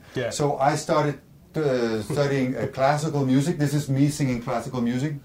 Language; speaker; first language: English; non-native, fluent; Danish